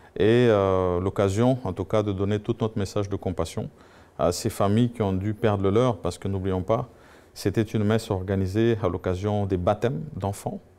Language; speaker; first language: French; non-native, local second language; Swahili